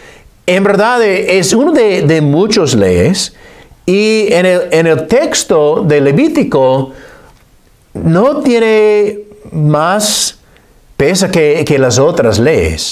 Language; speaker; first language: Spanish; non-native, fluent; English